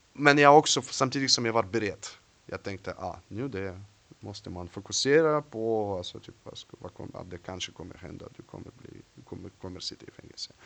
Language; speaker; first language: Swedish; non-native, fluent; Russian